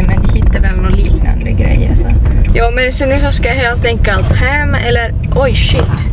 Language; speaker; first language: Swedish; native; Swedish